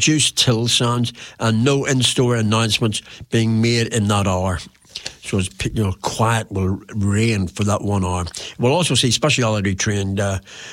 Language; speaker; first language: English; native; English